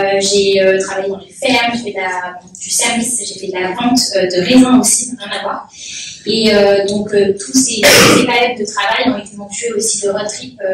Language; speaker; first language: French; native; French